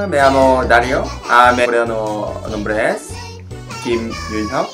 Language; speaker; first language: Spanish; non-native, learner; Korean